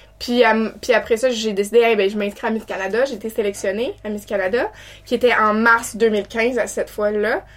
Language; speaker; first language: French; native; French